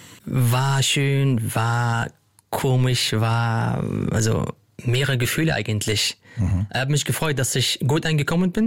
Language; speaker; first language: German; non-native, fluent; Arabic